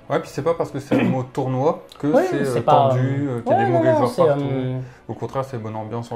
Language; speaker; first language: French; native; French